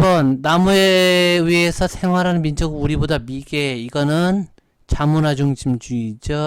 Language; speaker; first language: Korean; native; Korean